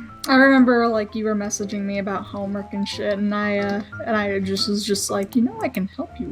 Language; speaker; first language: English; native; English